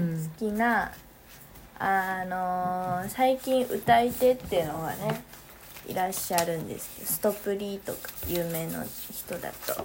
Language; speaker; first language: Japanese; early bilingual, other home language; Korean